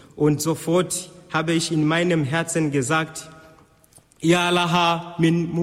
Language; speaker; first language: German; non-native, fluent; Swahili